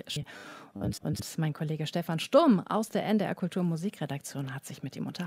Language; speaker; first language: German; native; German